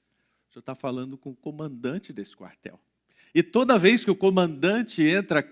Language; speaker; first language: Portuguese; native; Portuguese